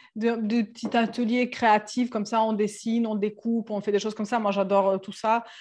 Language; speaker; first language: French; non-native, fluent; Serbian